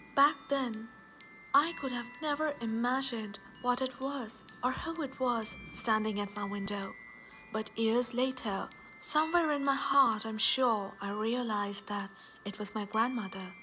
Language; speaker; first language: English; non-native, local second language; Hindi